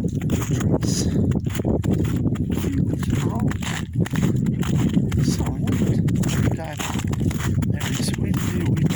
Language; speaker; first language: English; non-native, learner; Ukrainian